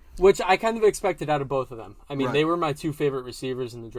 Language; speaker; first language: English; native; English